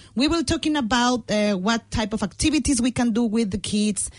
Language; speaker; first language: English; non-native, fluent; Spanish